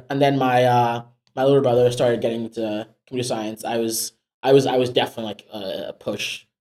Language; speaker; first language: English; non-native, local second language; Yoruba